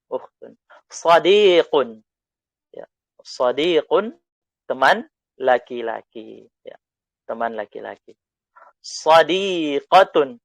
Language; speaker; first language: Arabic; non-native, fluent; Indonesian